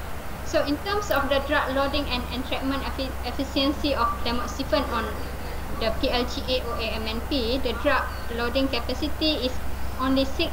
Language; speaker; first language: English; non-native, local second language; Malay